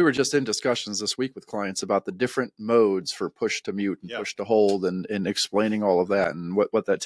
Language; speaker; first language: English; native; English